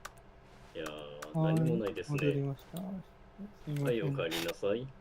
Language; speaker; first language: Japanese; native; Japanese